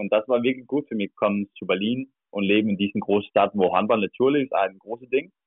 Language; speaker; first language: German; non-native, learner; Danish